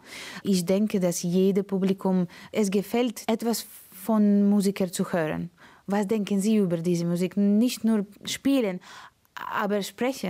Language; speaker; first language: German; non-native, learner; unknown